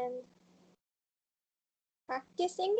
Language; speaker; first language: English; non-native, learner; Japanese